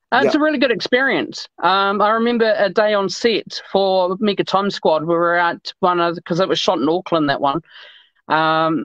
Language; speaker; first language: English; native; English